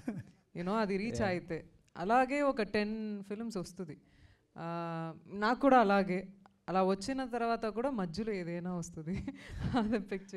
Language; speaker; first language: Telugu; non-native, local second language; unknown